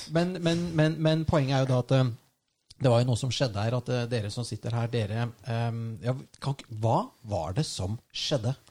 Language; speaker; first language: Norwegian; native; Norwegian